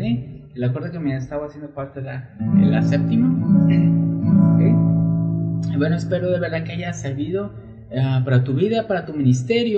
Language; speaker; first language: Spanish; native; Spanish